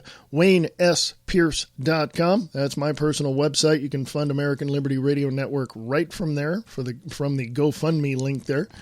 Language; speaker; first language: English; native; English